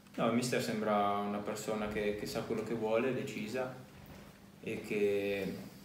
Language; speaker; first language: Italian; native; Italian